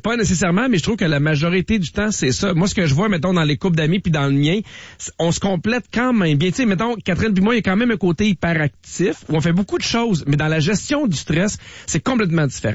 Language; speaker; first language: French; native; French